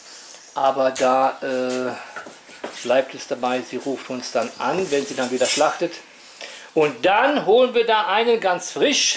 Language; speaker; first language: German; native; German